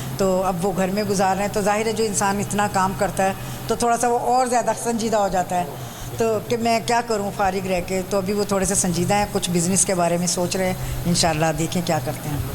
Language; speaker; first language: Urdu; native; Urdu